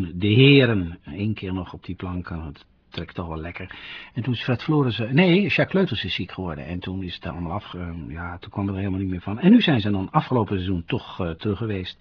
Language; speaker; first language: Dutch; native; Dutch